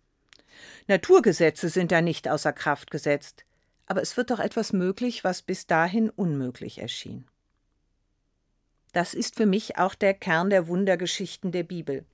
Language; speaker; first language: German; native; German